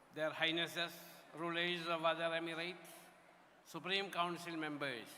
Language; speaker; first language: English; non-native, local second language; Malayalam